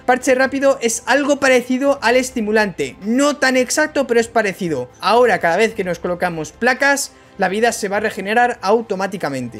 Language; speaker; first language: Spanish; native; Spanish